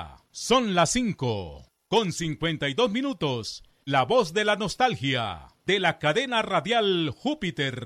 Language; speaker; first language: Spanish; native; Spanish